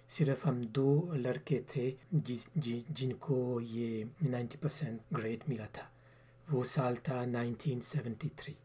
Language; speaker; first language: Urdu; early bilingual, heritage; Urdu